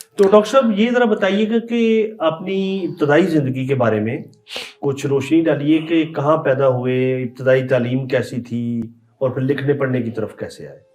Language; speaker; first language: Urdu; non-native, local second language; Punjabi